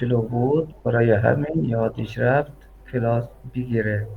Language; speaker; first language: Persian; non-native, learner; Urdu